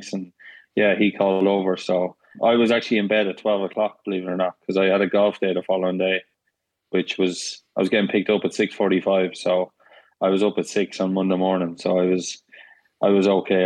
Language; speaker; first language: English; native; English